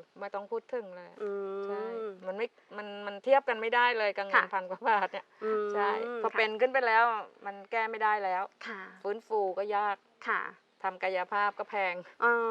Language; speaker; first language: Thai; native; Thai